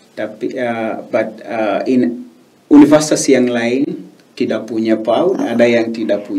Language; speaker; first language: Malay; non-native, learner; Swahili